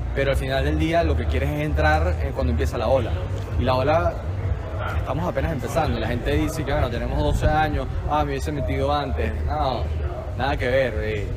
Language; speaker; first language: Spanish; native; Spanish